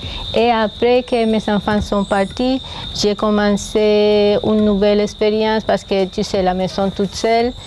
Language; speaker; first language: French; non-native, fluent; Spanish